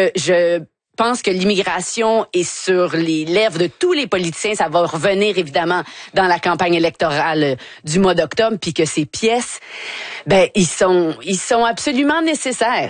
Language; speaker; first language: French; native; French